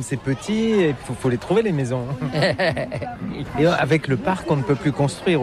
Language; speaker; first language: French; native; French